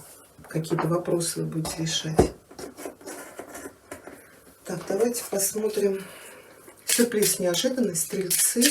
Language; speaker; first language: Russian; native; Russian